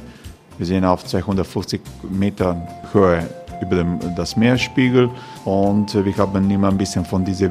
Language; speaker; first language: German; non-native, learner; Croatian